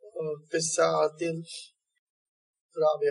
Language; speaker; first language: Arabic; non-native, learner; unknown